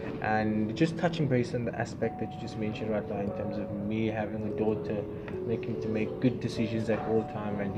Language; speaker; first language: English; non-native, local second language; Xhosa